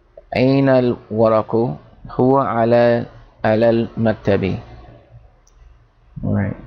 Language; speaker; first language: Arabic; non-native, fluent; English